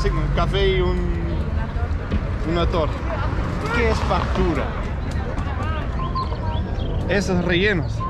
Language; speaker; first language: Spanish; non-native, learner; English